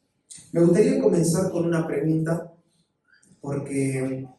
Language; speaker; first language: Spanish; native; Spanish